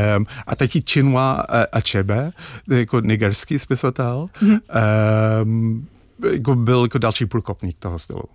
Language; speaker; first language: Czech; non-native, fluent; English